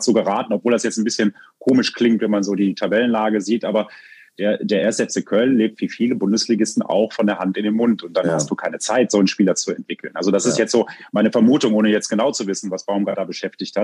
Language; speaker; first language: German; native; German